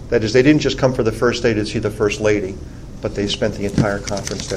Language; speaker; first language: English; native; English